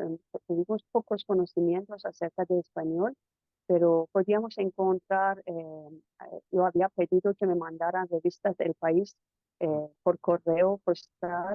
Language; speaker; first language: Spanish; non-native, fluent; Persian